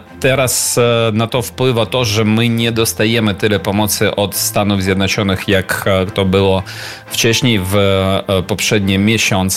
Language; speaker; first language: Polish; non-native, learner; Ukrainian